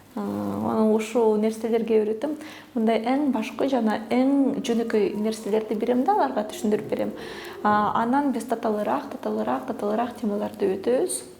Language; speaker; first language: Kyrgyz; early bilingual, other home language; Russian